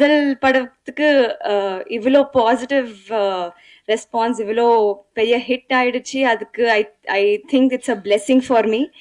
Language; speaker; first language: Tamil; non-native, learner; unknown